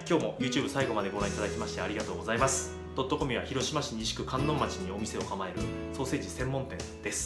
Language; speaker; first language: Japanese; native; Japanese